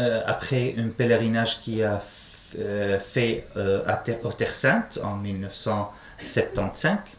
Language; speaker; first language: French; non-native, fluent; Arabic